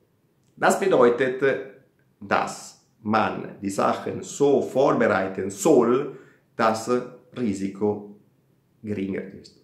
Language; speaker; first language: German; non-native, fluent; Italian